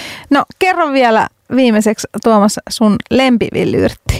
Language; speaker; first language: Finnish; native; Finnish